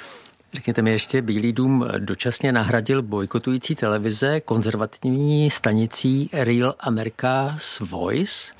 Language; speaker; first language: Czech; native; Czech